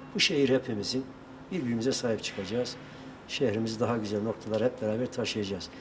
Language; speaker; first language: Turkish; native; Turkish